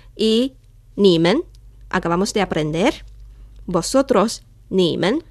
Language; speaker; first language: Spanish; non-native, fluent; Chinese